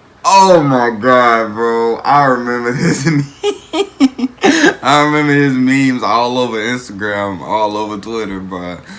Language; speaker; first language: English; native; English